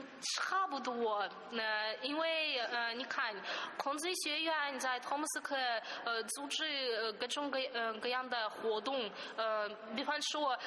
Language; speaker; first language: Chinese; non-native, fluent; Russian